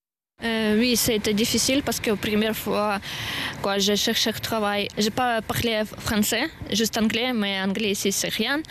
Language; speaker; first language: French; non-native, learner; Ukrainian